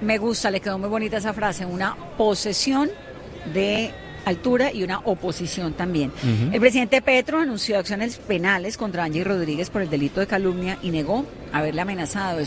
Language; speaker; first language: Spanish; native; Spanish